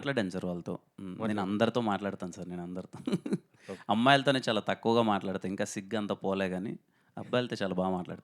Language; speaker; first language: Telugu; native; Telugu